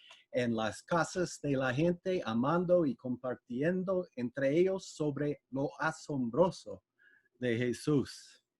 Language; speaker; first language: Spanish; non-native, fluent; English